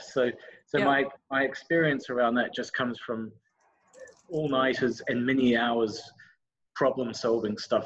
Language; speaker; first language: English; native; English